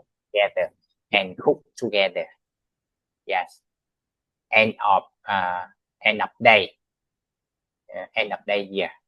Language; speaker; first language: English; non-native, learner; Vietnamese